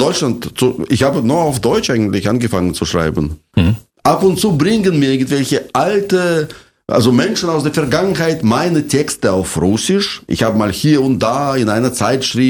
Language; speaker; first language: German; non-native, fluent; Russian